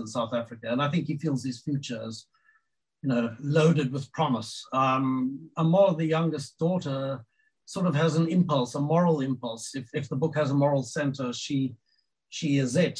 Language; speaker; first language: English; native; English